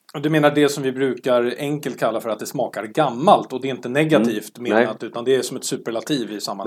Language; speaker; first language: Swedish; native; Swedish